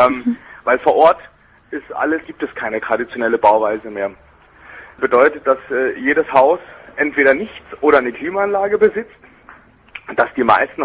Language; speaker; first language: German; native; German